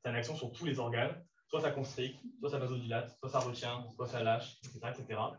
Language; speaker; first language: French; native; French